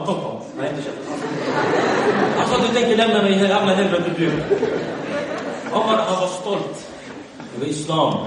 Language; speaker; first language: Swedish; early bilingual, other home language; Arabic